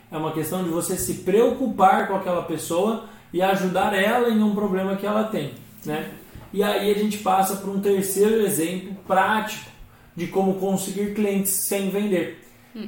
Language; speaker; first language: Portuguese; native; Portuguese